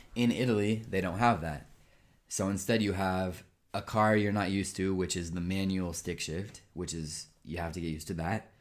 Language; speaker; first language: English; native; English